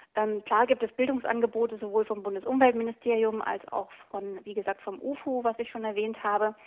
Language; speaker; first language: German; native; German